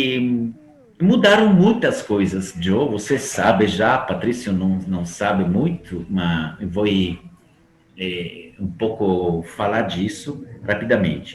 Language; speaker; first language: Portuguese; non-native, fluent; Italian